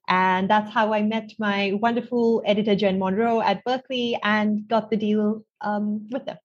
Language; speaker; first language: English; non-native, local second language; Sinhala